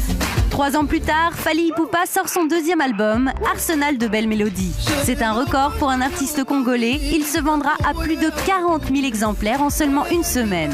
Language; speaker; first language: French; native; French